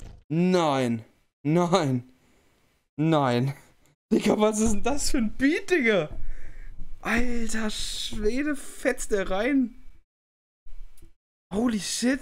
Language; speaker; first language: German; native; German